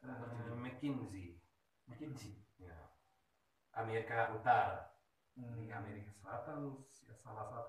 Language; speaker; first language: Indonesian; early bilingual, heritage; Dutch